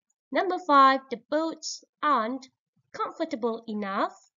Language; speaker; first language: English; non-native, local second language; Malay